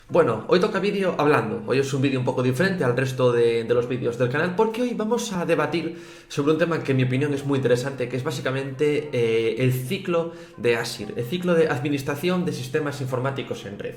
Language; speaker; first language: Spanish; native; Spanish